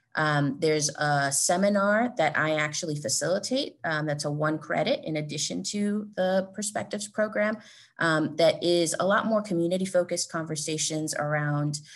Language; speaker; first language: English; native; English